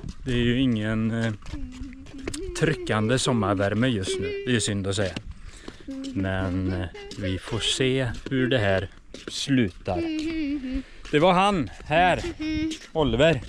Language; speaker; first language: Swedish; native; Swedish